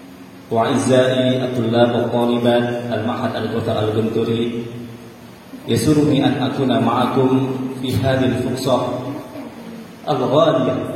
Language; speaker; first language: Arabic; non-native, fluent; Indonesian